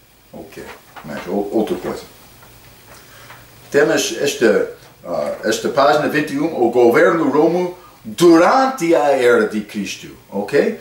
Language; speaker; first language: Portuguese; non-native, fluent; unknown